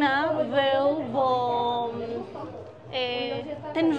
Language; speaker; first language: Polish; non-native, learner; Spanish